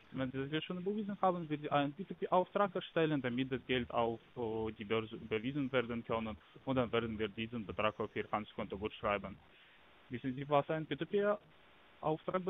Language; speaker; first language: German; non-native, learner; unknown